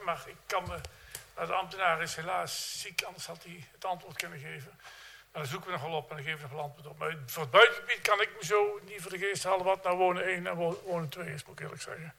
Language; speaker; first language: Dutch; native; Dutch